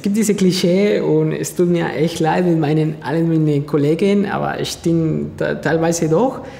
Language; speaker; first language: German; non-native, fluent; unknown